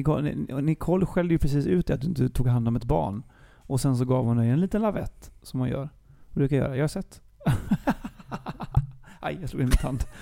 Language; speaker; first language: Swedish; native; Swedish